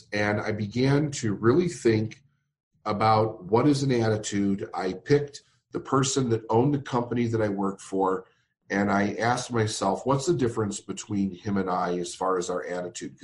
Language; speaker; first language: English; native; English